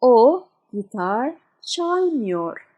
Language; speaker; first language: Turkish; non-native, fluent; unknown